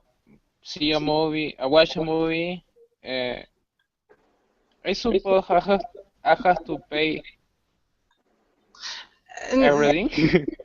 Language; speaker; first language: English; non-native, learner; Spanish